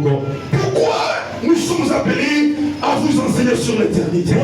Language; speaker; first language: French; non-native, local second language; Lingala